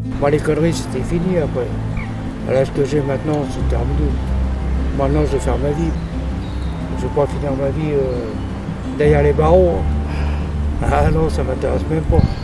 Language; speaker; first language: French; native; French